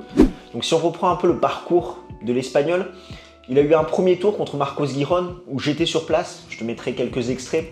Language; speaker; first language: French; native; French